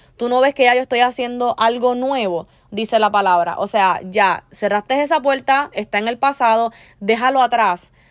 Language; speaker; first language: Spanish; early bilingual, heritage; Spanish